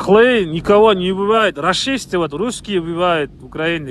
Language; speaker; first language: Russian; non-native, local second language; Kazakh